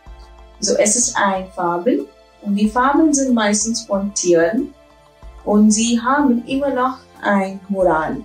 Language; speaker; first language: German; non-native, fluent; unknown